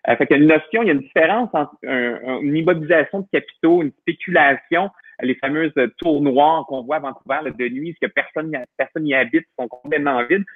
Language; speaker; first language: French; native; French